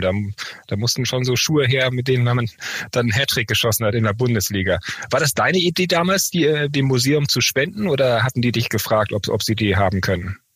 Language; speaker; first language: German; native; German